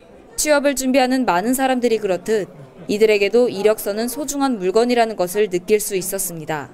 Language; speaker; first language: Korean; native; Korean